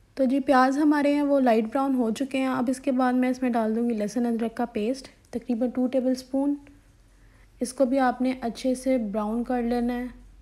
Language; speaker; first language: Urdu; non-native, local second language; Punjabi